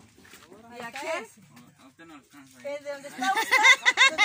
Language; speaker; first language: Spanish; native; Spanish